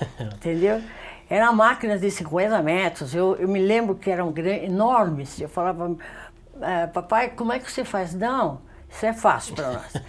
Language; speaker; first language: Portuguese; early bilingual, other home language; Spanish